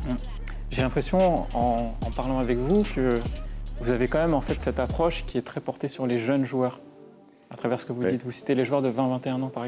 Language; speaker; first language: French; native; French